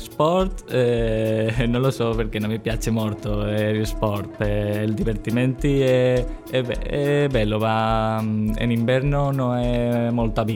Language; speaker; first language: Italian; non-native, learner; Spanish